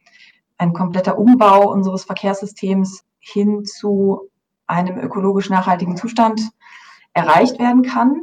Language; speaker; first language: German; native; German